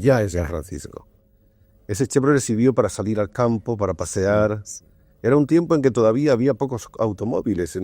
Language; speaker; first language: Spanish; native; Spanish